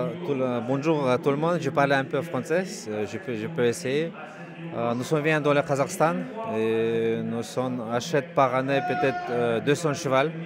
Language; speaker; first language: French; non-native, learner; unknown